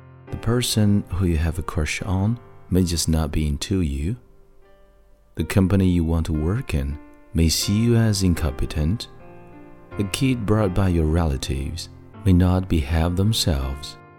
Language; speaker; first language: English; non-native, fluent; Chinese